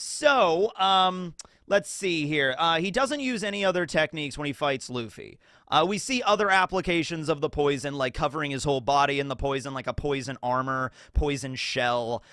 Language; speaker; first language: English; native; English